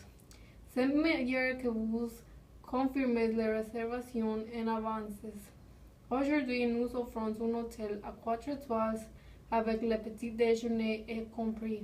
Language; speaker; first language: French; non-native, learner; English